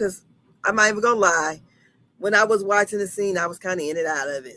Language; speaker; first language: English; native; English